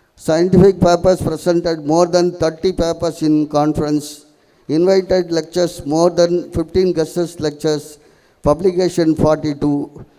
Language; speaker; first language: English; non-native, local second language; Tamil